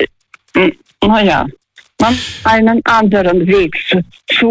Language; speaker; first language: German; non-native, fluent; Russian